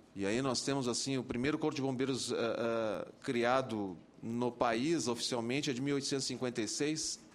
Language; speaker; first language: Portuguese; native; Portuguese